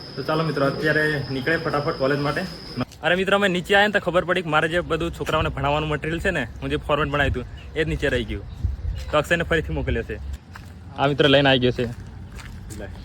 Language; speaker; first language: Gujarati; non-native, local second language; Rathawi